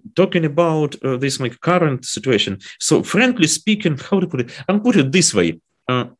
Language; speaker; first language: English; non-native, fluent; Ukrainian